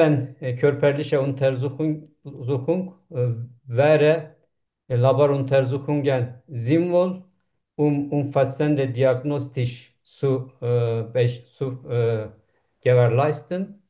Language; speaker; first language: German; non-native, learner; Turkish